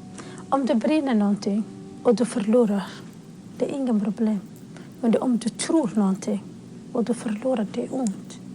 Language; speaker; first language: Swedish; non-native, fluent; Somali